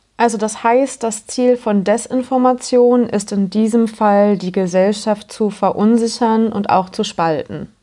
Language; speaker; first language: German; native; German